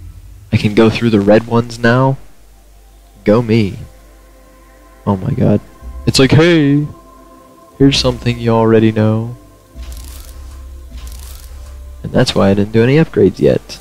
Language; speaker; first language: English; native; English